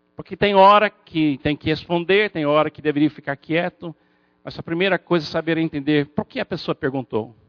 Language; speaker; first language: Portuguese; non-native, fluent; English